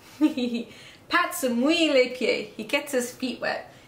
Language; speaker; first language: English; native; English